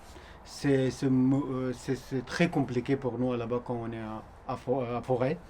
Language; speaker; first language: French; non-native, learner; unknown